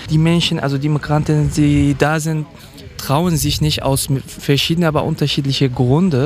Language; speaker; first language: German; non-native, fluent; Kurdish